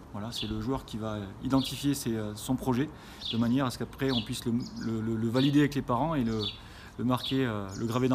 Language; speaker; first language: French; native; French